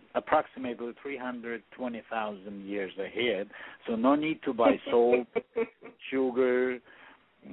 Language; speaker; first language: English; non-native, fluent; Russian